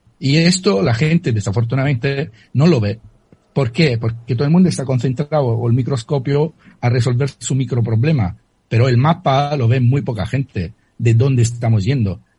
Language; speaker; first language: Spanish; non-native, fluent; Italian